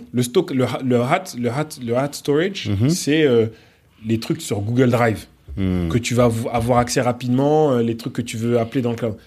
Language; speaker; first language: French; native; French